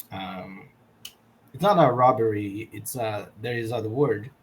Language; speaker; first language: English; non-native, learner; Portuguese